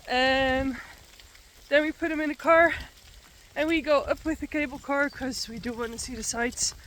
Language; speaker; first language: English; non-native, fluent; Dutch